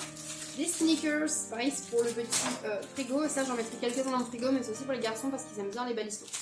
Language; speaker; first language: French; native; French